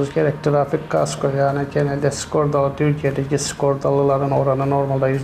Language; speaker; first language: Turkish; native; Turkish